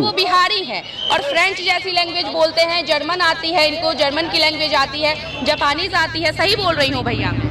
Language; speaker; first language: Hindi; native; Hindi